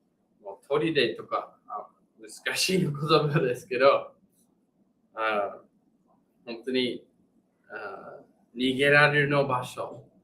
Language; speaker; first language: Japanese; non-native, fluent; English